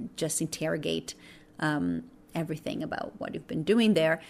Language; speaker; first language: English; non-native, fluent; Portuguese